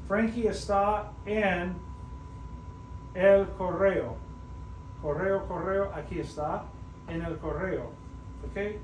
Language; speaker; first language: Spanish; non-native, fluent; English